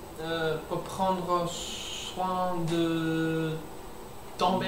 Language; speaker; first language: French; non-native, learner; English